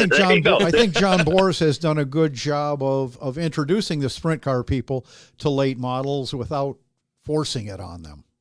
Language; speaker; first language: English; native; English